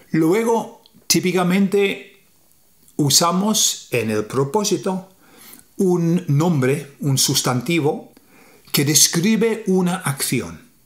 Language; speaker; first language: Spanish; non-native, fluent; English